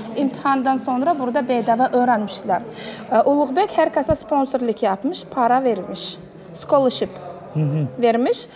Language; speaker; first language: Turkish; non-native, learner; Uzbek